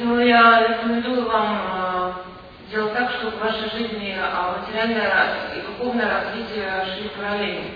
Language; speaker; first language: Russian; native; Russian